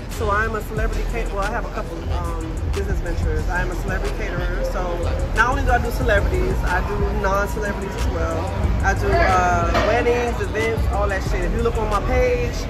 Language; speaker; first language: English; native; English